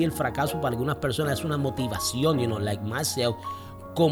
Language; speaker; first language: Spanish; early bilingual, heritage; Spanish